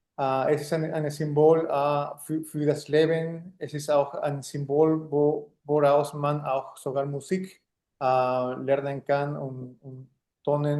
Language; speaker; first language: German; non-native, fluent; Spanish